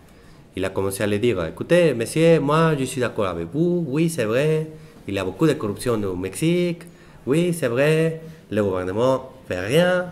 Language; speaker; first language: French; non-native, fluent; Spanish